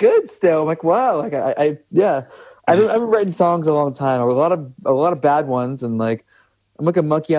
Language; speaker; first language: English; native; English